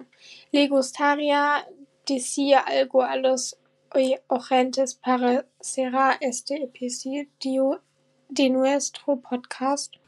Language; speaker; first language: Spanish; non-native, learner; German